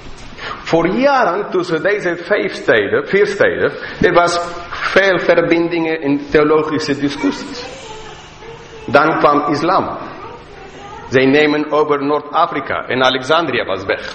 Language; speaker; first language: Dutch; non-native, fluent; English